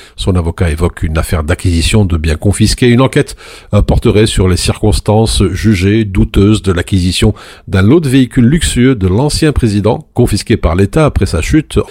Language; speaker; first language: French; native; French